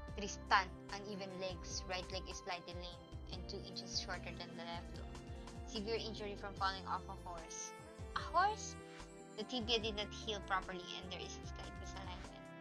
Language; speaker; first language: English; non-native, local second language; Filipino